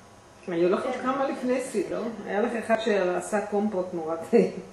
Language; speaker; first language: Hebrew; native; Hebrew